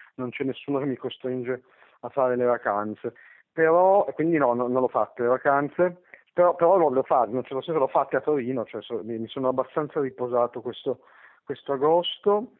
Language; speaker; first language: Italian; native; Italian